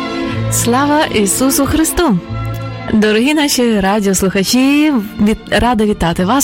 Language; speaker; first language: Ukrainian; native; Ukrainian